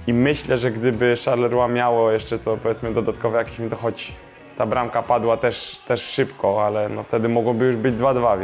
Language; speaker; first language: Polish; native; Polish